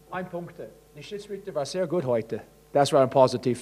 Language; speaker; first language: German; non-native, fluent; English